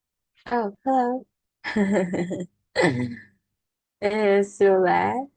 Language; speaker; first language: English; non-native, learner; Vietnamese